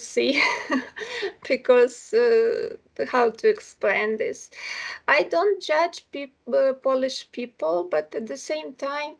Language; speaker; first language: English; non-native, fluent; Ukrainian